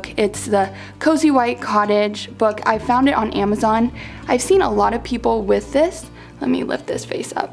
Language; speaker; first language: English; native; English